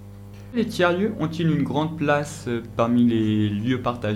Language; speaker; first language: French; native; French